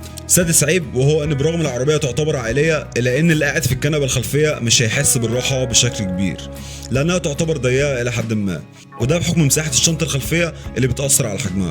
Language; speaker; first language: Arabic; native; Arabic